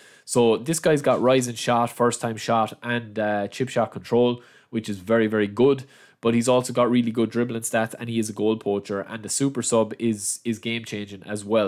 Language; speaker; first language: English; native; English